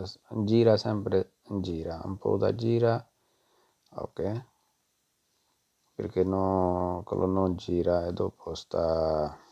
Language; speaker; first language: Italian; non-native, learner; Punjabi